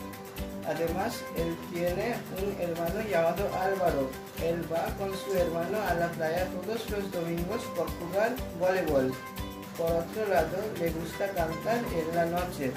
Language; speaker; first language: Spanish; non-native, learner; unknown